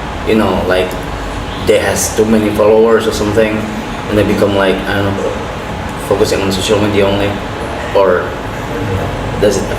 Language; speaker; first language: English; non-native, fluent; Indonesian